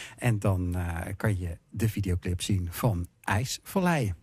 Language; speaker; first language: Dutch; native; Dutch